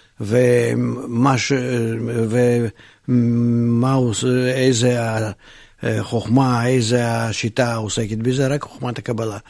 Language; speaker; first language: Hebrew; non-native, fluent; Russian